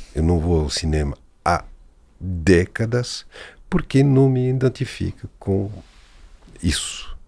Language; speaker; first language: Portuguese; non-native, fluent; French